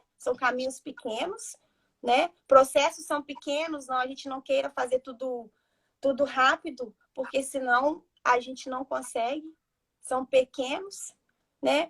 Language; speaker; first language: Portuguese; native; Portuguese